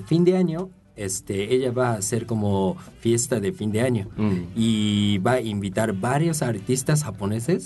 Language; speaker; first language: Spanish; non-native, fluent; Japanese